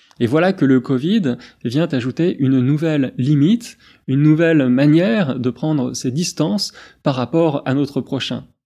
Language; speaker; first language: French; native; French